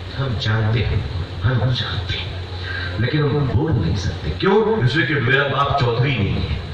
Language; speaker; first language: Urdu; native; Urdu